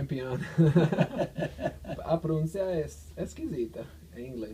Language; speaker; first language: Portuguese; non-native, fluent; English